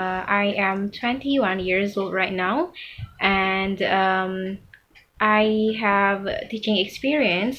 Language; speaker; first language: English; non-native, fluent; Indonesian